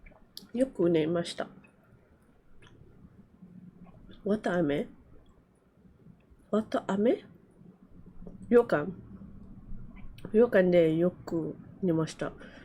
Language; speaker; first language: Japanese; non-native, learner; English